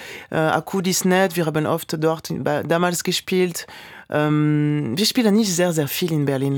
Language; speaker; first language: German; non-native, fluent; French